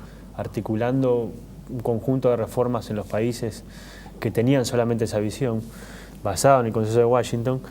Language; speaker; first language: Spanish; native; Spanish